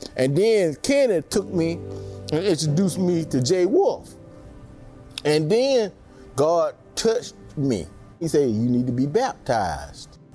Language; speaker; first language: English; native; English